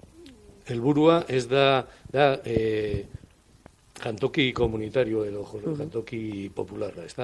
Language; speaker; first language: Basque; non-native, local second language; Spanish